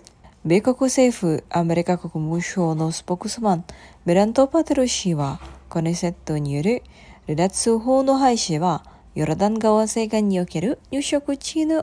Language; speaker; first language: Japanese; non-native, fluent; Indonesian